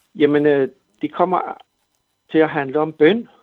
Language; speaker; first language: Danish; native; Danish